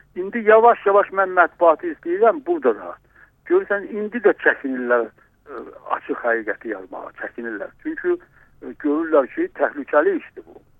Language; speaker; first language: Azerbaijani; non-native, local second language; Russian